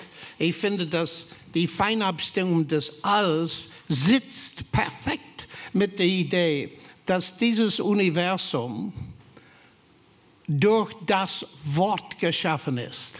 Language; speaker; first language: German; non-native, fluent; English